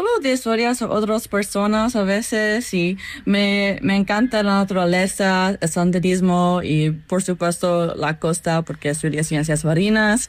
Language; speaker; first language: Spanish; non-native, fluent; English